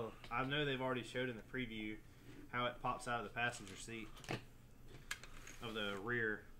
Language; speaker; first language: English; native; English